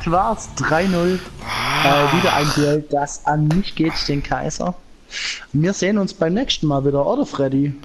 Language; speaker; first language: German; native; German